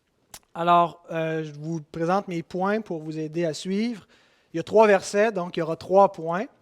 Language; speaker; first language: French; native; French